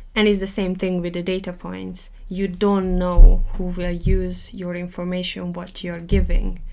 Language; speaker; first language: English; non-native, fluent; Hungarian